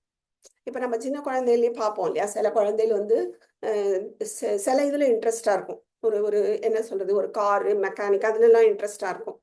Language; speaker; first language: Tamil; native; Tamil